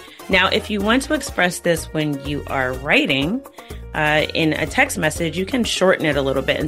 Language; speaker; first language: English; native; English